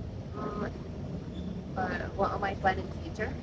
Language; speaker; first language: English; non-native, learner; Indonesian